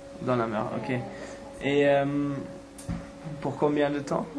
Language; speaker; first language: French; non-native, fluent; English